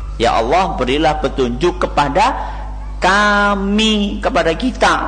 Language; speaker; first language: Malay; non-native, local second language; Javanese